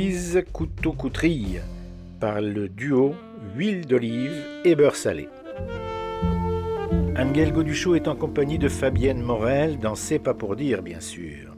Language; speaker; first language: French; native; French